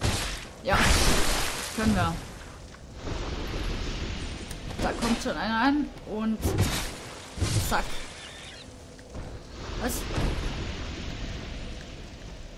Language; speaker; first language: German; native; German